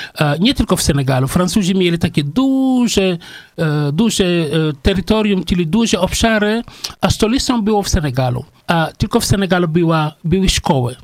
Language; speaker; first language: Polish; non-native, fluent; Wolof